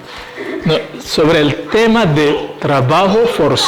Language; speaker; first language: Spanish; non-native, fluent; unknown